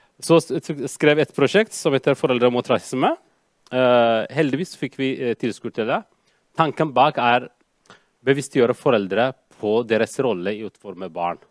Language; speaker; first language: Norwegian; non-native, fluent; Amharic